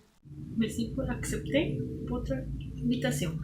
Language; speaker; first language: French; non-native, learner; Spanish